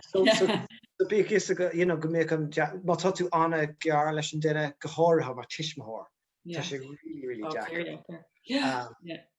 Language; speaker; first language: Irish; non-native, local second language; English